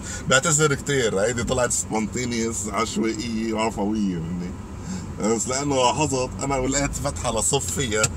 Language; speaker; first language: Arabic; native; Arabic